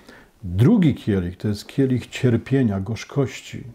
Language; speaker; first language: Polish; native; Polish